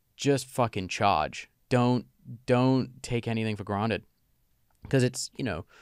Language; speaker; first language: English; native; English